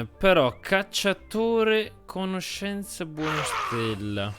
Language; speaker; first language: Italian; native; Italian